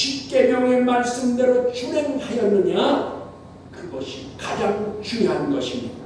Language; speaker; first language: Korean; native; Korean